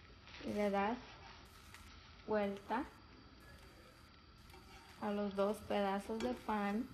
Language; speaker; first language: Spanish; early bilingual, heritage; Spanish